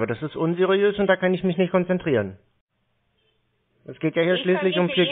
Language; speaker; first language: German; native; German